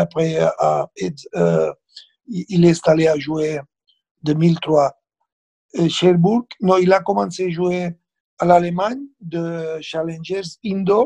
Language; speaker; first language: French; non-native, fluent; Spanish